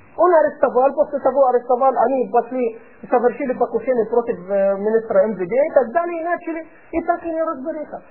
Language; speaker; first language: Russian; non-native, fluent; Arabic